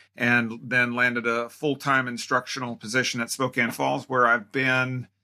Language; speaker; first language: English; native; English